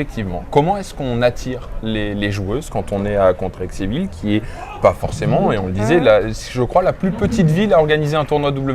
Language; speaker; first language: French; native; French